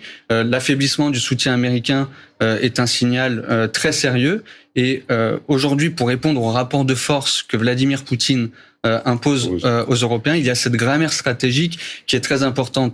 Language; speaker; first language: French; native; French